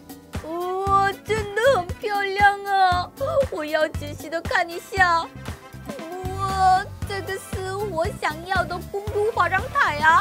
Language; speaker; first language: Chinese; non-native, fluent; Korean